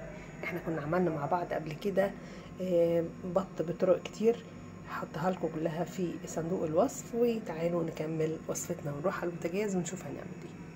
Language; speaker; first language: Arabic; native; Arabic